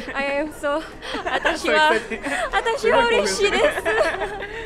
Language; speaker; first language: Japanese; non-native, learner; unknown